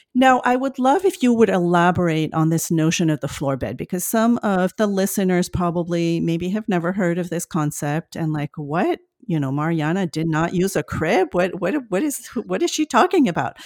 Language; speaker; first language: English; non-native, fluent; French